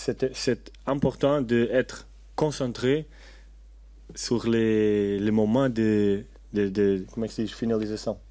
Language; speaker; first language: French; non-native, learner; Portuguese